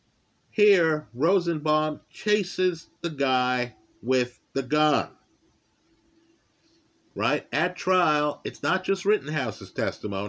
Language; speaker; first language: English; native; English